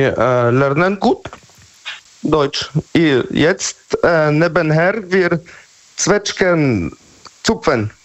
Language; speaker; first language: German; non-native, learner; Polish